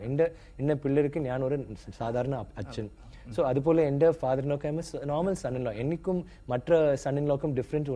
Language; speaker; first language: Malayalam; non-native, learner; Tamil